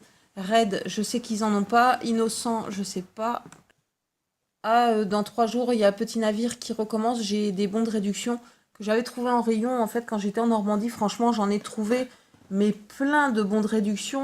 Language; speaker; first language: French; native; French